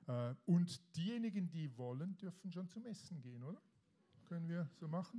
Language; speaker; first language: German; native; German